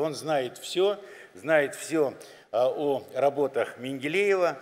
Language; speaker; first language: Russian; native; Russian